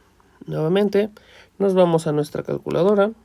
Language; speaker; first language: Spanish; native; Spanish